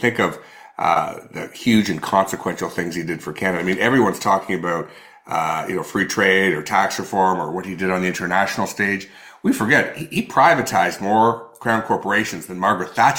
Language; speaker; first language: English; native; English